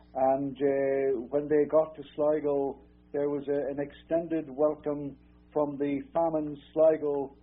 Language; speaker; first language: English; native; English